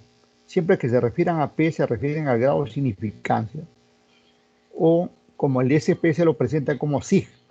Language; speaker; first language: Spanish; native; Spanish